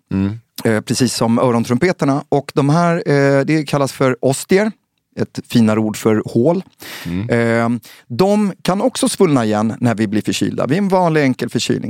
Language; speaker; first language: Swedish; native; Swedish